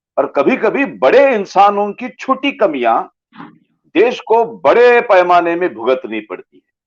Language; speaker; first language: Hindi; non-native, local second language; Marathi